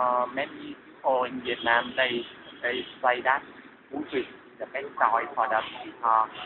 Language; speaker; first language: English; non-native, learner; Vietnamese